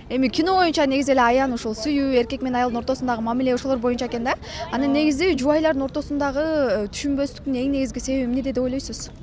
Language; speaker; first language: Kyrgyz; native; Kyrgyz